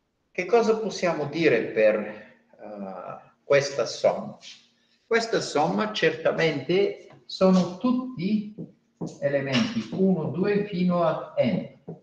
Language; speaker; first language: Italian; non-native, fluent; Bulgarian